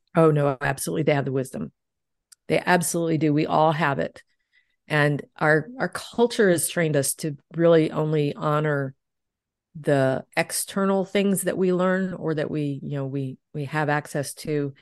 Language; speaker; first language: English; native; English